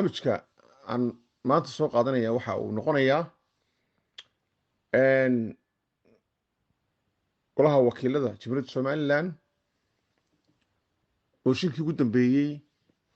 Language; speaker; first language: Somali; native; Somali